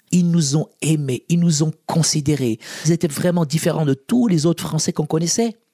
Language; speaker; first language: French; early bilingual, other home language; Arabic